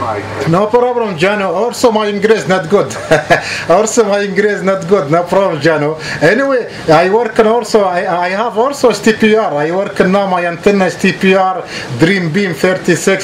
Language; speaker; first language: English; non-native, learner; Arabic